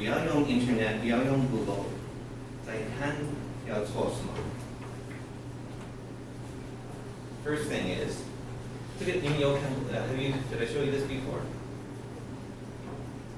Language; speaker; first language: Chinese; non-native, learner; English